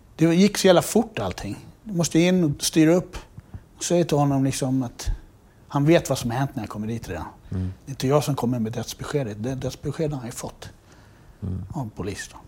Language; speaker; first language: Swedish; native; Swedish